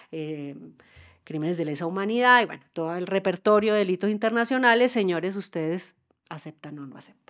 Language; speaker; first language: Spanish; native; Spanish